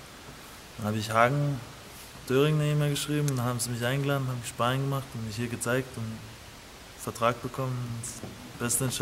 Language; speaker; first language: German; early bilingual, other home language; English